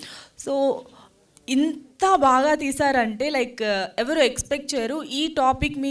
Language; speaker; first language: Telugu; non-native, learner; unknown